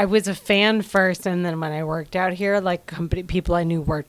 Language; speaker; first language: English; native; English